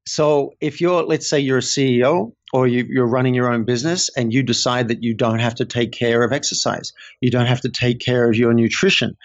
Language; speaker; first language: English; native; English